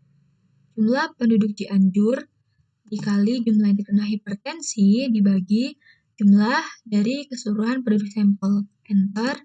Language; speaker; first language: Indonesian; native; Indonesian